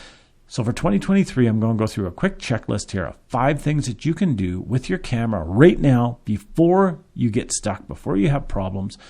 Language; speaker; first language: English; native; English